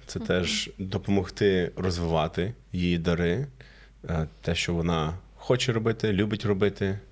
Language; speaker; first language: Ukrainian; non-native, fluent; English